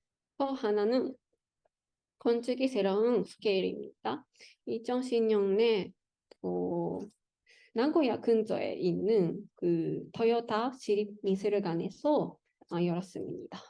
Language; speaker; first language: Korean; non-native, learner; Japanese